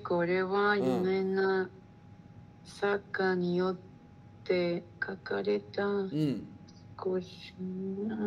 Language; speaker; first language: Japanese; non-native, learner; Spanish